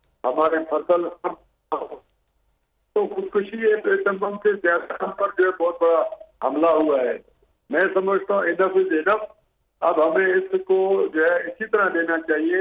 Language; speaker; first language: Urdu; non-native, local second language; Pashto